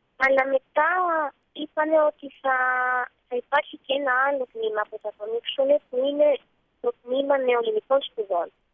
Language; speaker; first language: Greek; non-native, fluent; Arabic